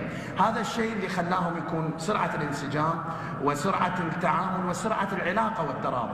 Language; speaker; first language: Arabic; native; Arabic